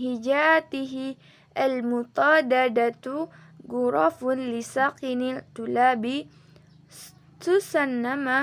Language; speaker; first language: Arabic; non-native, learner; Indonesian